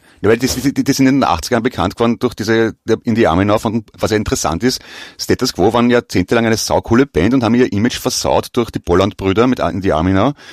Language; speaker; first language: German; native; German